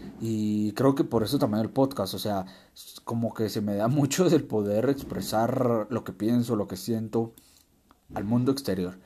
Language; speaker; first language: Spanish; native; Spanish